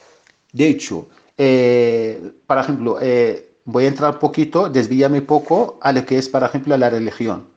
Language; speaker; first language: Spanish; non-native, fluent; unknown